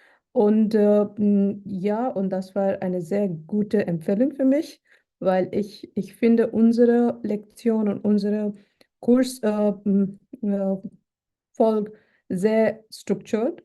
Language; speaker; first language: German; non-native, learner; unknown